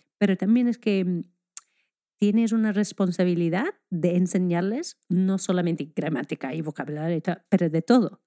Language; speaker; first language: Spanish; non-native, fluent; English